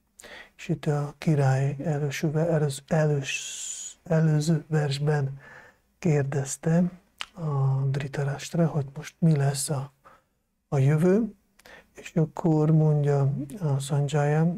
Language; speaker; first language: Hungarian; non-native, fluent; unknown